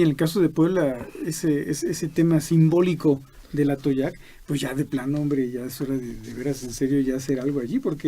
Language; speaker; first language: Spanish; native; Spanish